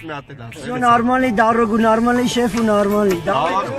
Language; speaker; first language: Russian; non-native, learner; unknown